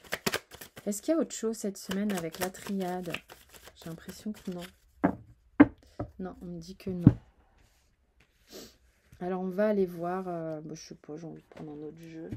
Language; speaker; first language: French; native; French